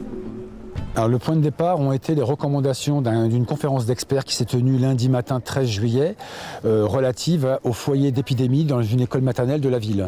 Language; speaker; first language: French; native; French